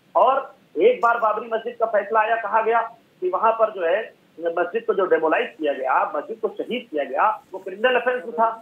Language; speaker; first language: Hindi; native; Hindi